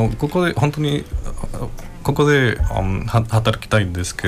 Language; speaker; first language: Japanese; non-native, learner; Spanish